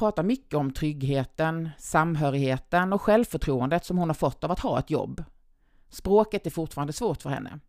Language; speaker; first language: Swedish; native; Swedish